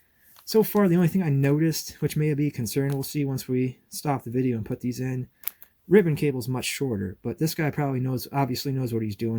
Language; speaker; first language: English; native; English